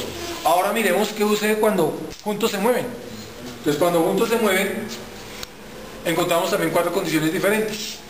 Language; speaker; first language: Spanish; native; Spanish